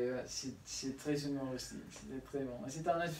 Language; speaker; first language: French; non-native, learner; Spanish